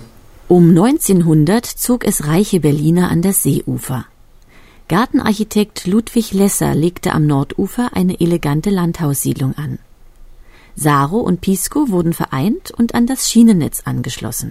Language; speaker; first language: German; native; German